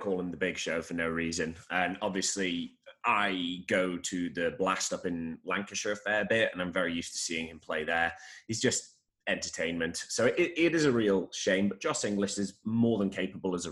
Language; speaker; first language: English; native; English